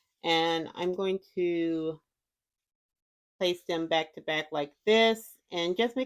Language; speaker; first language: English; native; English